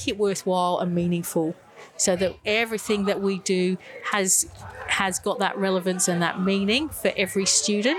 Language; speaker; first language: English; native; English